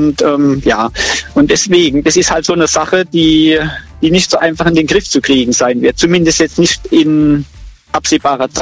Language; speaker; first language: German; native; German